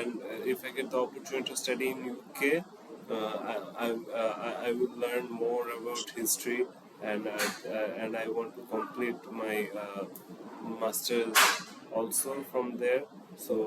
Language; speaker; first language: English; non-native, fluent; Bangla